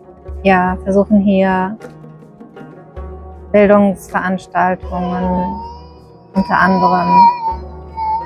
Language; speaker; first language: German; early bilingual, other home language; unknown